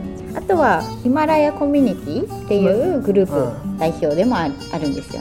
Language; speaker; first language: Japanese; native; Japanese